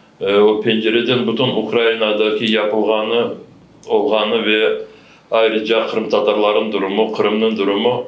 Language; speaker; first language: Turkish; non-native, learner; Crimean Tatar